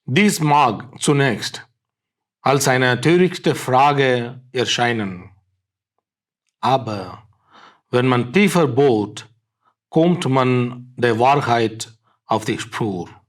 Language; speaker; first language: German; non-native, fluent; Tamil